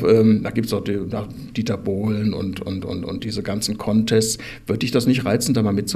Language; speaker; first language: German; native; German